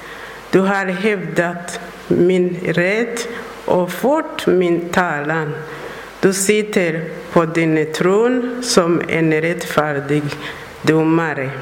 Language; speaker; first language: Swedish; non-native, learner; Persian